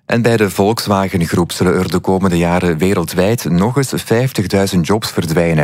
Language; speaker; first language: Dutch; native; Dutch